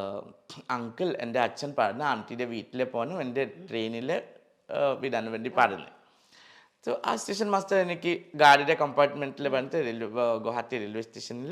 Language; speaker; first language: Malayalam; non-native, local second language; Assamese